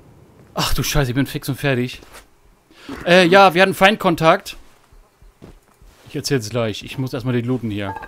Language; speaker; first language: German; native; German